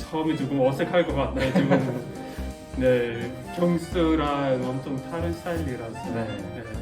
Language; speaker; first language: Korean; non-native, fluent; Swedish